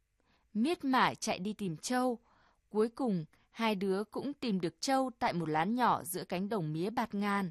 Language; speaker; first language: Vietnamese; native; Vietnamese